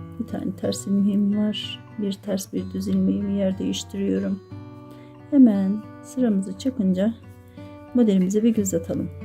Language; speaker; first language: Turkish; native; Turkish